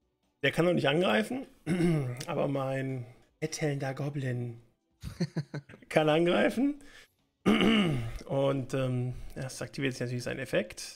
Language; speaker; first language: German; native; German